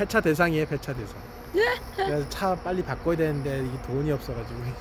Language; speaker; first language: Korean; native; Korean